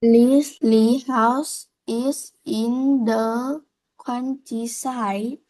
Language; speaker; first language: English; non-native, learner; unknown